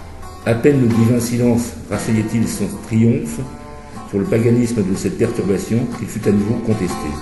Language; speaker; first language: French; native; French